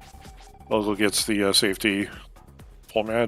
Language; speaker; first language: English; native; English